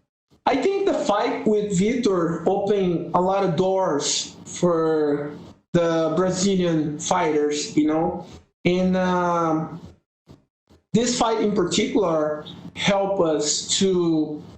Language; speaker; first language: English; non-native, learner; Portuguese